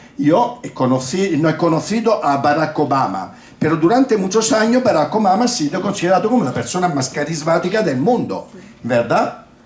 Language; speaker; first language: Spanish; non-native, fluent; Italian